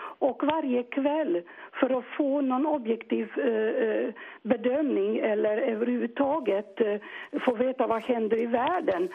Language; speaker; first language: Swedish; non-native, fluent; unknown